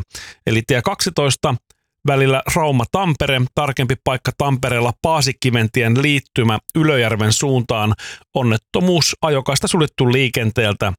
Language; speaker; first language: Finnish; native; Finnish